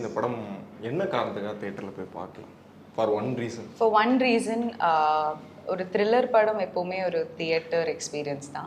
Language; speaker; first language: Tamil; native; Tamil